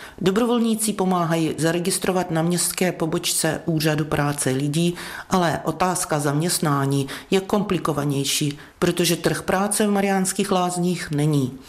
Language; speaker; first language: Czech; non-native, fluent; Ukrainian